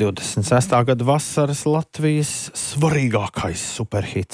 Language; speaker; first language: Latvian; native; Latvian